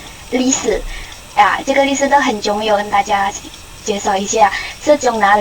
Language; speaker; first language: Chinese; non-native, learner; Indonesian